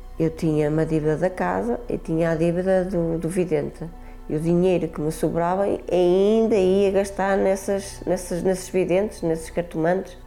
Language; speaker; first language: Portuguese; early bilingual, other home language; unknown